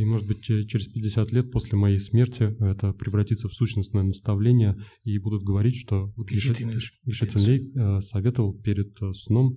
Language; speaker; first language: Russian; native; Russian